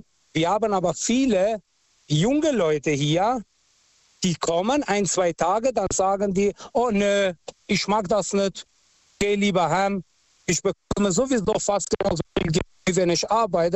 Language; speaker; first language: German; non-native, local second language; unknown